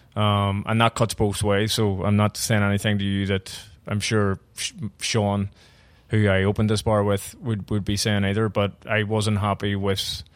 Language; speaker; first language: English; native; English